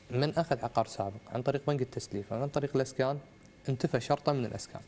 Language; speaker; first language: Arabic; native; Arabic